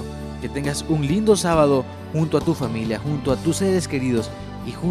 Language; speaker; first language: Spanish; native; Spanish